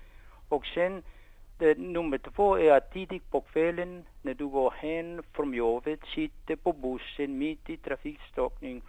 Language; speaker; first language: Swedish; non-native, fluent; Spanish